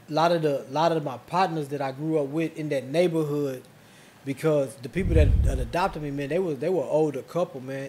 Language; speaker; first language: English; native; English